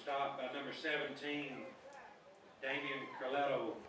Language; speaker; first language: English; native; English